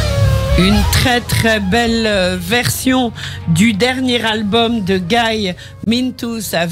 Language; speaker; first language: French; native; French